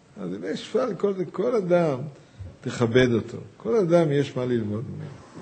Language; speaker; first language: Hebrew; native; Hebrew